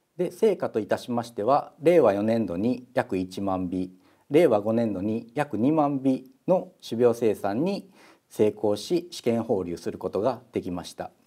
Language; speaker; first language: Japanese; native; Japanese